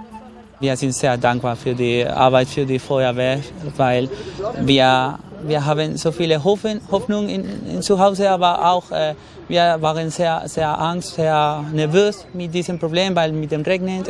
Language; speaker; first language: German; non-native, learner; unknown